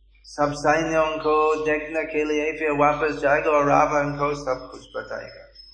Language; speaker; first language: Hindi; non-native, fluent; English